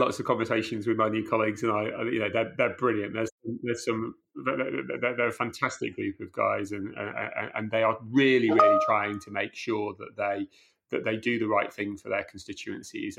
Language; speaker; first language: English; native; English